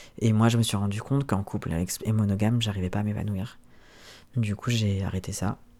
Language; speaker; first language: French; native; French